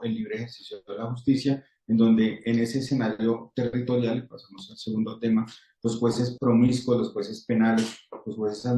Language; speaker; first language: Spanish; native; Spanish